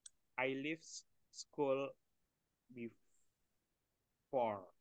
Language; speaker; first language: English; non-native, learner; Indonesian